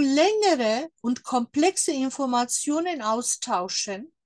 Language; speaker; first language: German; non-native, fluent; Turkish